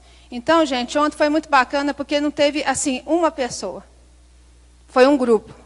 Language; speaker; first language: Portuguese; native; Portuguese